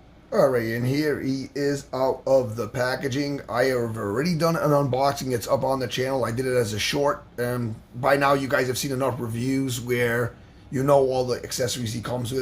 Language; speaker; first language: English; native; English